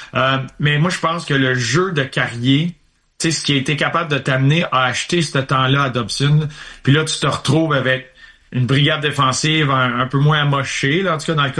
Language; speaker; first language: French; native; French